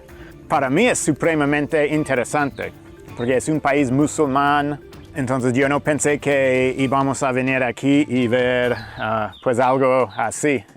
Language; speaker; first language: Spanish; non-native, fluent; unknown